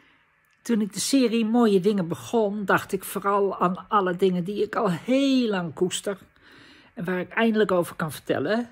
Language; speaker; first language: Dutch; native; Dutch